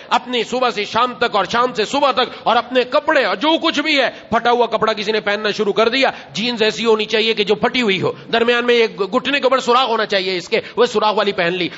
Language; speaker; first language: Urdu; non-native, local second language; Punjabi